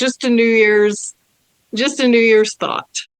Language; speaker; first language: English; native; English